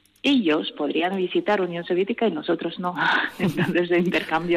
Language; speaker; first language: Spanish; non-native, fluent; Russian